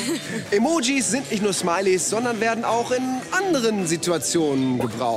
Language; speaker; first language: German; native; German